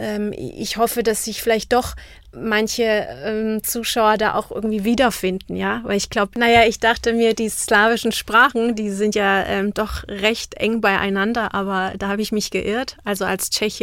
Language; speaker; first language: German; non-native, fluent; Czech